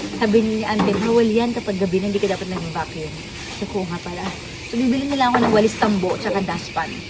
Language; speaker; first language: Filipino; native; Filipino